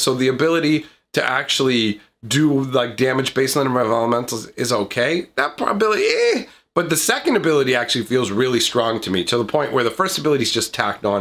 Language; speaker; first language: English; native; English